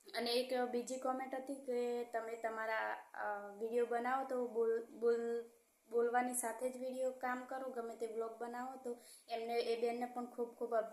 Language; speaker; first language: Gujarati; native; Gujarati